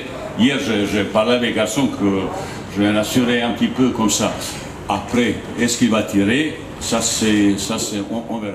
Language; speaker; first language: French; non-native, fluent; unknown